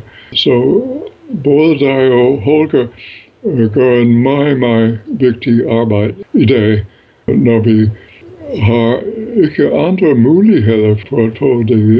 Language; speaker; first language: Danish; non-native, fluent; English